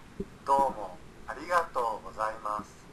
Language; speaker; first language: Japanese; non-native, learner; Indonesian